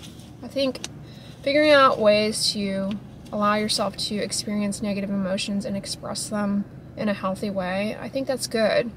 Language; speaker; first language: English; native; English